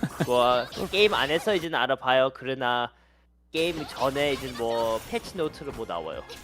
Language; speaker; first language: Korean; early bilingual, heritage; Korean